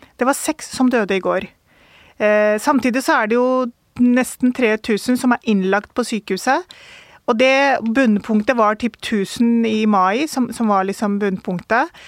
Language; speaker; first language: Norwegian; early bilingual, other home language; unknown